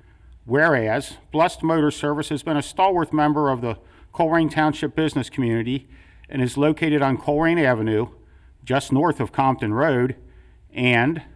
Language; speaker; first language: English; native; English